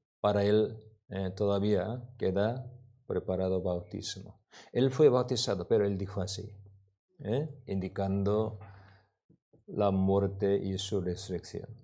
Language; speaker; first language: Spanish; non-native, learner; Korean